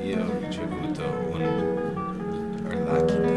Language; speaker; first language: Italian; non-native, learner; English